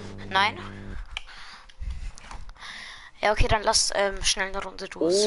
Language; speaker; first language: German; native; German